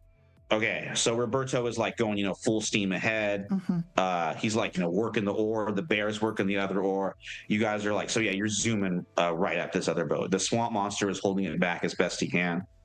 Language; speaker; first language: English; native; English